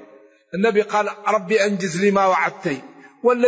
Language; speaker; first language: Arabic; native; Arabic